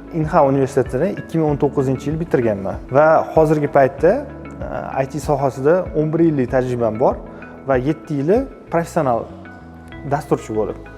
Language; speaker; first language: Uzbek; native; Uzbek